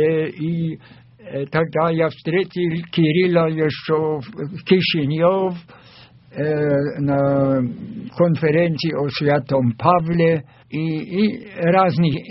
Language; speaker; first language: Russian; non-native, fluent; German